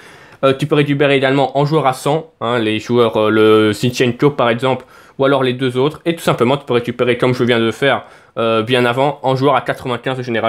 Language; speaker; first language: French; native; French